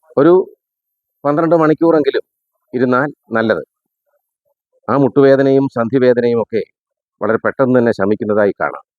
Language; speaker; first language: Malayalam; native; Malayalam